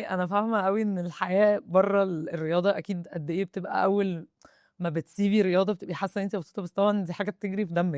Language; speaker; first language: Arabic; native; Arabic